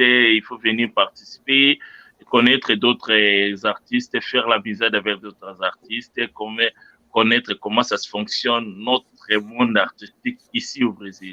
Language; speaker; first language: French; non-native, local second language; Luba-Lulua